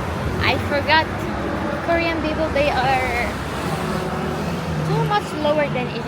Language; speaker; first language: English; non-native, learner; Arabic